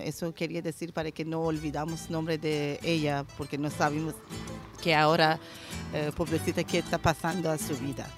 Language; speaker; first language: Spanish; non-native, learner; Persian